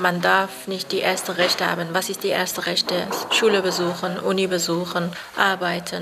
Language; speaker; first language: German; non-native, fluent; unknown